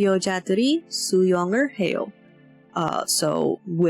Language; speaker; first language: Korean; non-native, learner; English